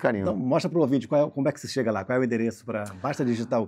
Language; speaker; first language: Portuguese; native; Portuguese